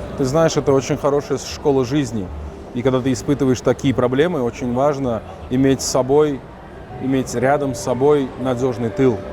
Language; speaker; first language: Russian; native; Russian